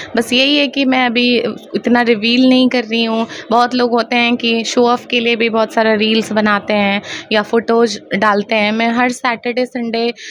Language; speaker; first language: Hindi; native; Hindi